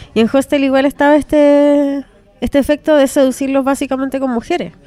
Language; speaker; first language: Spanish; native; Spanish